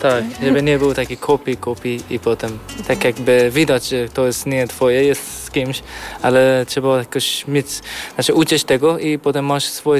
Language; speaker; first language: Polish; non-native, learner; Persian